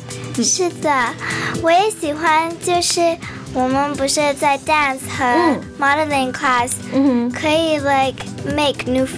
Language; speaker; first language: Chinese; early bilingual, other home language; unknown